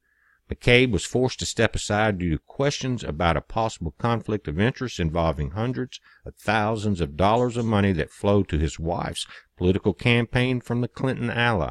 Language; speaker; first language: English; native; English